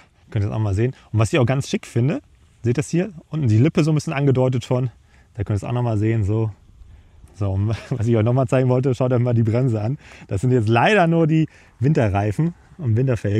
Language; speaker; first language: German; native; German